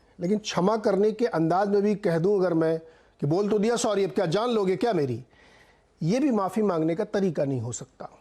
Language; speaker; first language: Hindi; native; Hindi